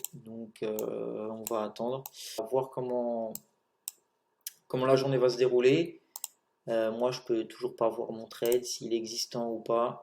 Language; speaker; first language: French; native; French